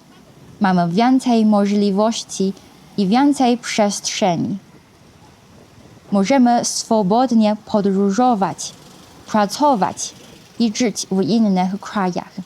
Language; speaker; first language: Polish; non-native, fluent; Chinese